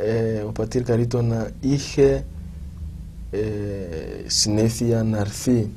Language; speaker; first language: Greek; non-native, fluent; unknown